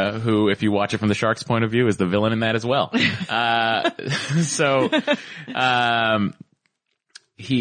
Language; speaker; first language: English; native; English